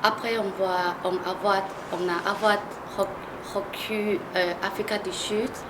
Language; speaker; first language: French; non-native, learner; Chinese